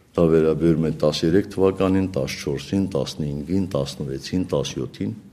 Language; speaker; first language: Armenian; native; Armenian